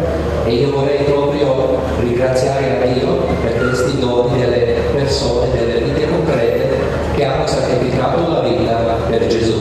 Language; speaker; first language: Italian; non-native, fluent; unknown